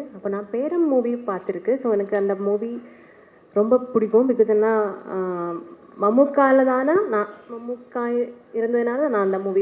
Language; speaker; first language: Tamil; non-native, learner; Malayalam